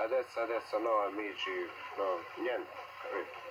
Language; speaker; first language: Italian; non-native, learner; Bosnian